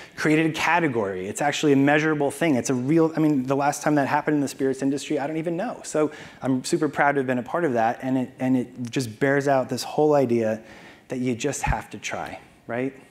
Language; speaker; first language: English; native; English